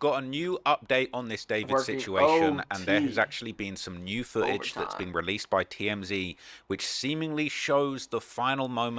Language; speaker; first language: English; native; English